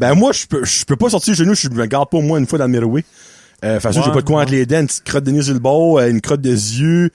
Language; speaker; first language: French; native; French